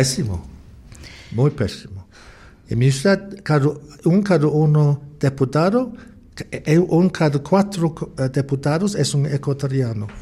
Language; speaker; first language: Spanish; non-native, learner; English